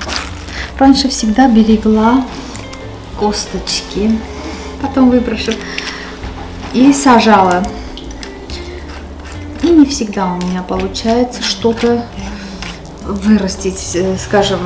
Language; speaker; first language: Russian; non-native, local second language; Armenian